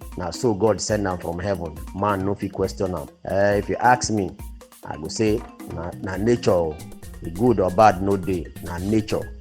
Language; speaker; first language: Nigerian Pidgin; native; Nigerian Pidgin